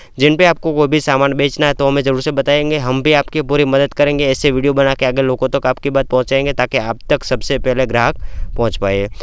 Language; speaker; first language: Hindi; non-native, local second language; Gujarati